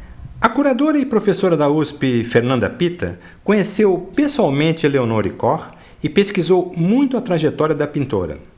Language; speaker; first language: Portuguese; native; Portuguese